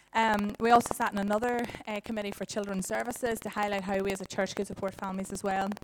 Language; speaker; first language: English; native; English